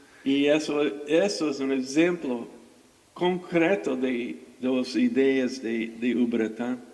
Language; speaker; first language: Portuguese; non-native, fluent; English